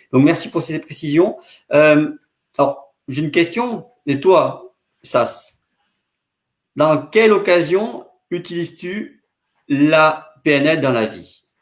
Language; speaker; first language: French; native; French